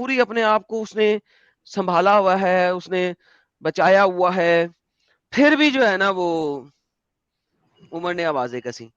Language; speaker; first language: Hindi; native; Hindi